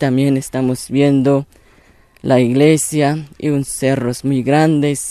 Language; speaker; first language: Spanish; non-native, local second language; Tzotzil